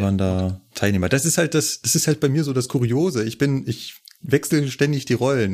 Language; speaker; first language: German; native; German